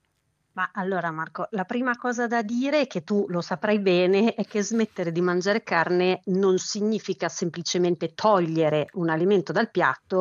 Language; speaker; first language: Italian; native; Italian